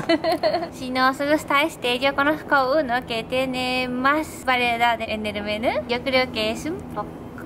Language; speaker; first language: Spanish; non-native, learner; Japanese